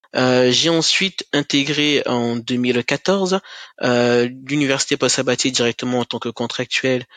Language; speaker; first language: French; native; French